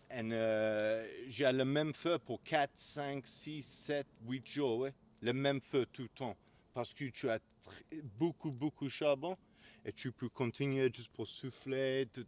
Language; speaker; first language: French; non-native, learner; English